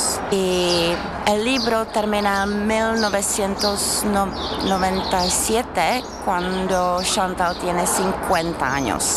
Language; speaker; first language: Spanish; non-native, fluent; Czech